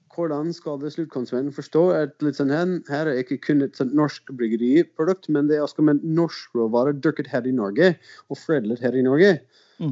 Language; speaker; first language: Norwegian; non-native, fluent; English